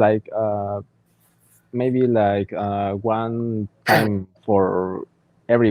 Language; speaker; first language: English; non-native, learner; Spanish